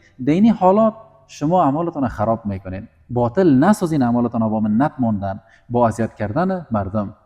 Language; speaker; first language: Persian; native; Persian